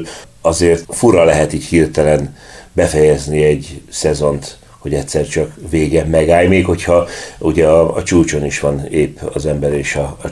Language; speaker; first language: Hungarian; native; Hungarian